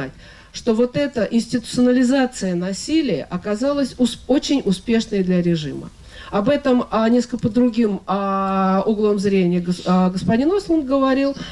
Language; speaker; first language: Russian; native; Russian